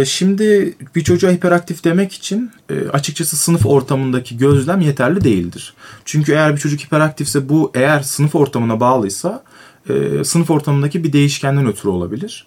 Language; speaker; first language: Turkish; native; Turkish